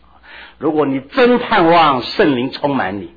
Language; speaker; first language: Chinese; native; Chinese